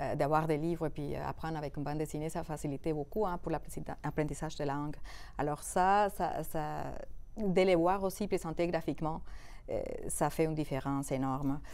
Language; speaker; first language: French; non-native, fluent; Spanish